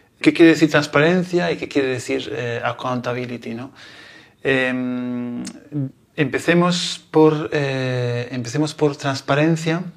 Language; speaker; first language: Spanish; non-native, fluent; Italian